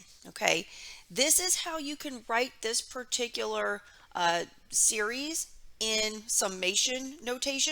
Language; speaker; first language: English; native; English